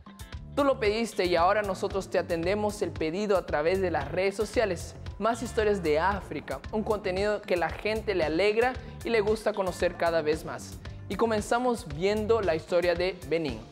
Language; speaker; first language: Spanish; native; Spanish